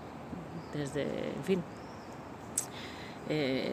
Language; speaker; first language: Spanish; native; Spanish